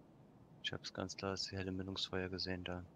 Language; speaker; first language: German; native; German